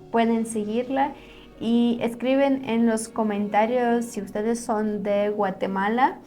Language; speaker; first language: Spanish; non-native, fluent; Ukrainian